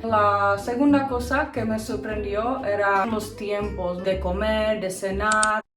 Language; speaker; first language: Spanish; non-native, fluent; Czech